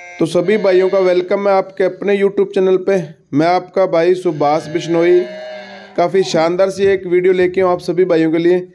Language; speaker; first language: Hindi; native; Hindi